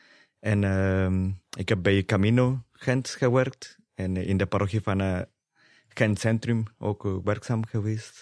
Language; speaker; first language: Dutch; non-native, fluent; Spanish